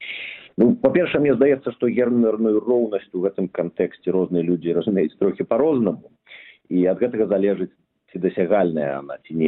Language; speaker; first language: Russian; non-native, local second language; Belarusian